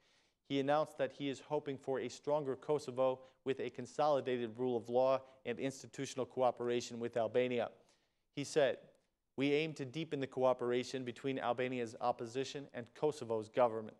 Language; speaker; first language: English; non-native, fluent; Albanian